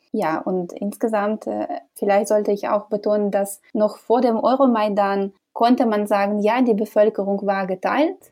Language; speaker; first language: German; non-native, fluent; Ukrainian